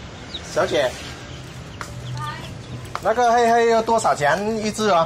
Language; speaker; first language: Chinese; non-native, learner; Vietnamese